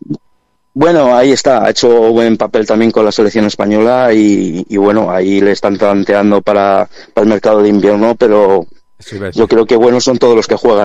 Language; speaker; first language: Spanish; native; Spanish